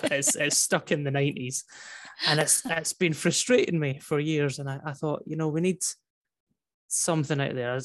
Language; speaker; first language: English; native; English